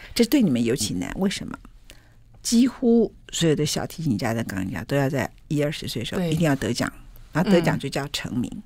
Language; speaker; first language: Chinese; native; Chinese